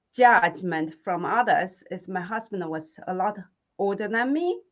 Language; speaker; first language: English; non-native, fluent; Chinese